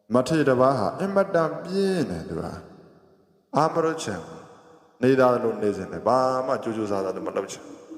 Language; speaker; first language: Burmese; native; Burmese